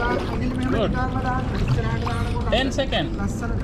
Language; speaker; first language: English; non-native, local second language; Hindi